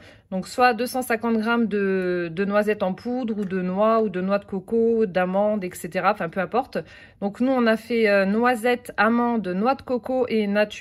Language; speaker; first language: French; native; French